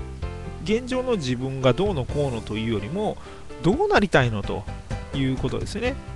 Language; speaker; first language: Japanese; native; Japanese